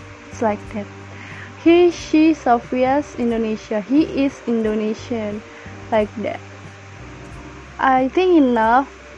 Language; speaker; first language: English; non-native, learner; Indonesian